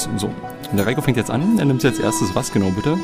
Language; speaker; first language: German; native; German